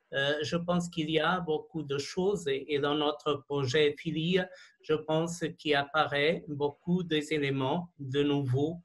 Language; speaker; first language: French; non-native, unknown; Portuguese